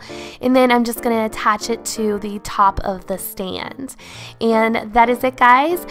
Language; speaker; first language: English; native; English